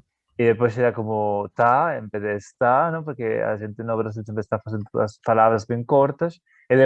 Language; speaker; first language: Portuguese; non-native, fluent; Spanish